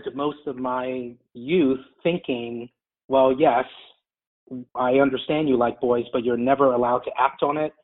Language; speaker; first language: English; native; English